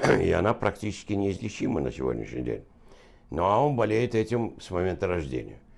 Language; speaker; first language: Russian; non-native, local second language; Azerbaijani